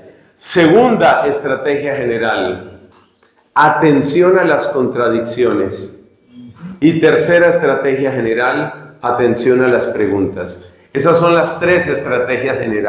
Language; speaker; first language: Spanish; native; Spanish